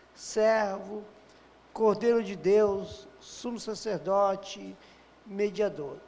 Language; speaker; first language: Portuguese; native; Portuguese